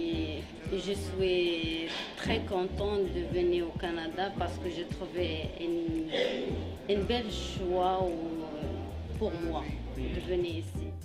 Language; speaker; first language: French; non-native, local second language; Arabic